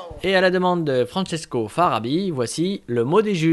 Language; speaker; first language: French; native; French